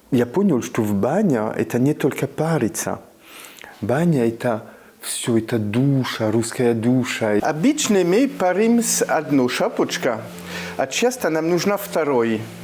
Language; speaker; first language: Russian; non-native, learner; French